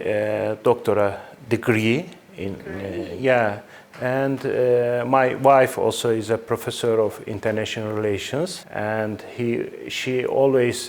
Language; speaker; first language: English; non-native, fluent; Turkish